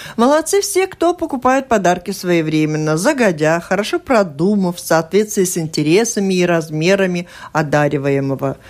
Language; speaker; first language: Russian; native; Russian